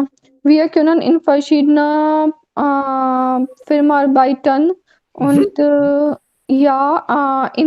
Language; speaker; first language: German; non-native, learner; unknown